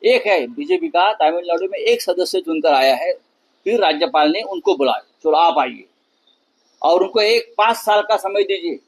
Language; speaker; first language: Hindi; non-native, local second language; Marathi